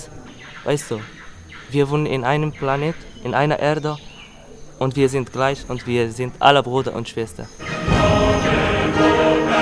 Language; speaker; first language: German; non-native, learner; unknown